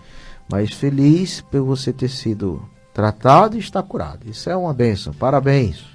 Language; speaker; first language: Portuguese; native; Portuguese